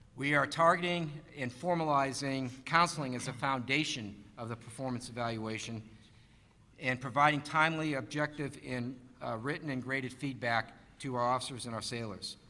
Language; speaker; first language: English; native; English